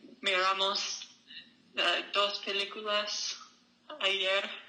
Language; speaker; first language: Spanish; non-native, learner; English